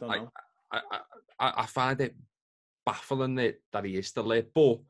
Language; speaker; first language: English; native; English